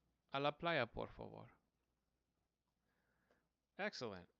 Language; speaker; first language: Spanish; non-native, fluent; English